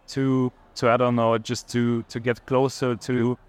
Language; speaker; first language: English; non-native, fluent; Hungarian